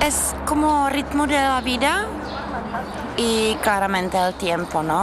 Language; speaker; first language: Spanish; non-native, learner; Czech